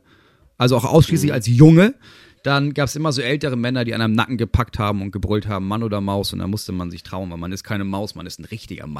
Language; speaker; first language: German; native; German